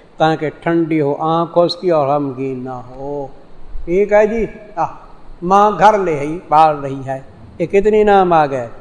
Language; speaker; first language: Urdu; non-native, local second language; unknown